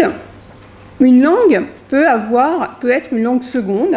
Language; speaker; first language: French; native; French